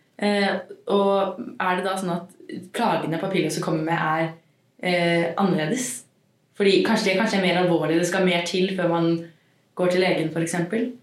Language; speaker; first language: Norwegian; native; Norwegian